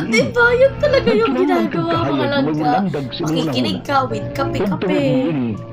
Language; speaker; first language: Filipino; non-native, local second language; Cebuano